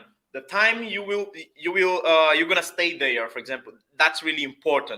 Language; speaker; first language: English; non-native, fluent; Portuguese